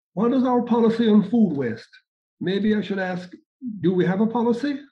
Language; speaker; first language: English; native; English